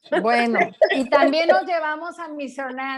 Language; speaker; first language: Spanish; native; Spanish